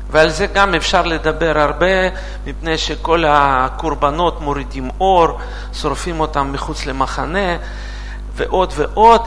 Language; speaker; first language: Hebrew; non-native, fluent; Russian